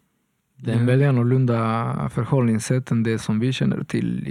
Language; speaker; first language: Swedish; non-native, fluent; Spanish